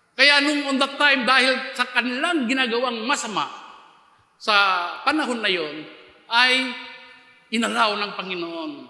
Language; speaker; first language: Filipino; non-native, local second language; Iloko